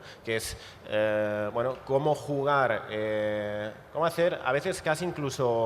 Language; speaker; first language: Spanish; native; Spanish